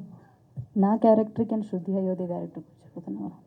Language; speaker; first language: Telugu; non-native, learner; Malayalam